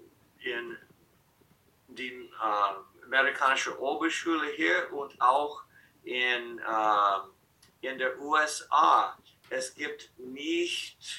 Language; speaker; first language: German; non-native, fluent; English